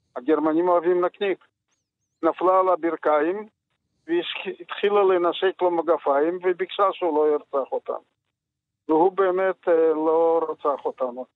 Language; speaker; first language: Hebrew; non-native, fluent; Yiddish